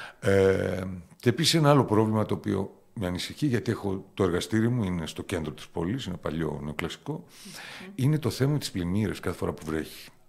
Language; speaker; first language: Greek; native; Greek